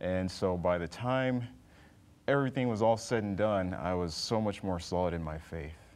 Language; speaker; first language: English; native; English